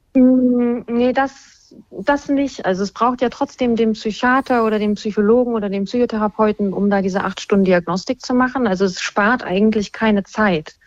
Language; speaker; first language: German; non-native, fluent; Spanish